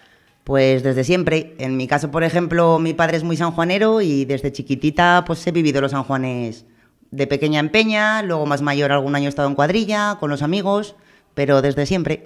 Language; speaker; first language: Spanish; native; Spanish